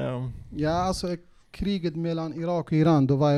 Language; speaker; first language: Swedish; non-native, local second language; Kurdish